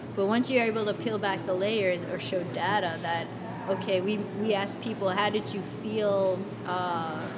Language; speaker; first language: English; native; English